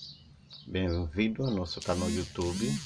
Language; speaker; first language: Portuguese; non-native, learner; Haitian Creole